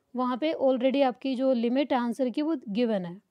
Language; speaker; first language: Hindi; non-native, local second language; Punjabi